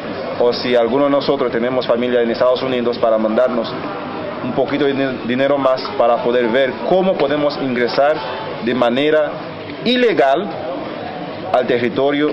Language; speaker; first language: Spanish; non-native, fluent; Haitian Creole